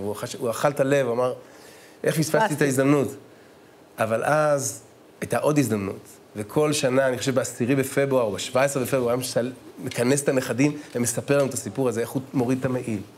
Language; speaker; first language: Hebrew; native; Hebrew